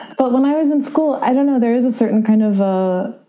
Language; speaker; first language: English; native; English